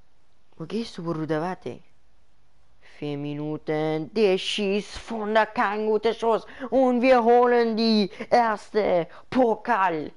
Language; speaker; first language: German; early bilingual, other home language; Persian